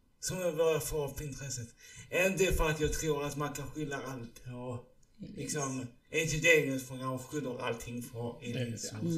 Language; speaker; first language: Swedish; early bilingual, other home language; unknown